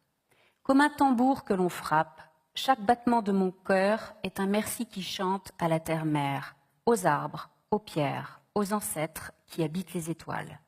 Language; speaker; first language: French; native; French